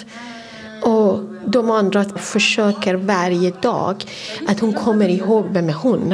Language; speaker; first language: Swedish; non-native, fluent; Kurdish